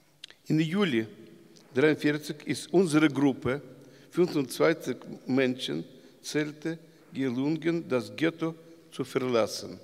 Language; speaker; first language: German; non-native, learner; Russian